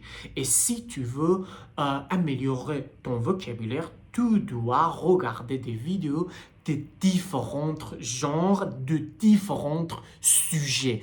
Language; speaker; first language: French; non-native, learner; Persian